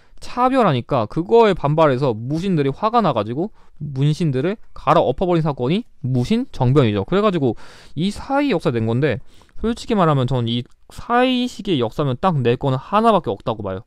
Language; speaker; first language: Korean; native; Korean